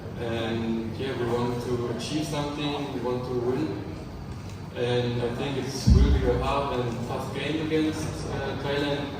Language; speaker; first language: English; non-native, fluent; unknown